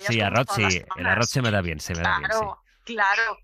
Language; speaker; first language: Spanish; native; Spanish